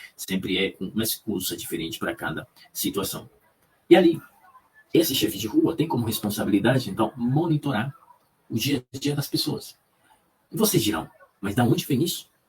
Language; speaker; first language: Portuguese; non-native, fluent; Spanish